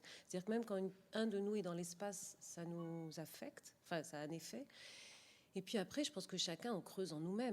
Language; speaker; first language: French; native; French